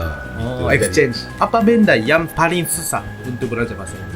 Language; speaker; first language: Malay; non-native, learner; Japanese